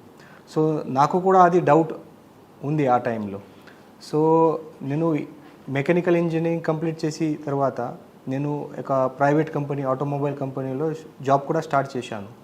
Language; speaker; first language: Telugu; non-native, learner; Marathi